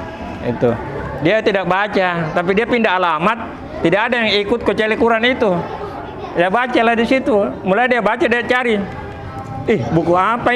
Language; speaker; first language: Indonesian; native; Indonesian